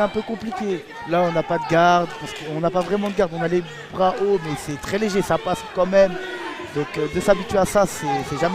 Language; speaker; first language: French; native; French